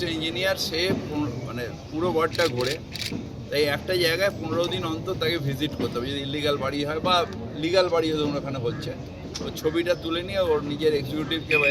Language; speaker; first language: Bangla; non-native, local second language; Urdu